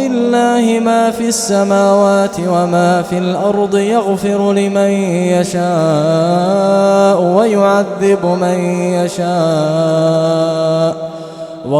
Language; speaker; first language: Arabic; native; Arabic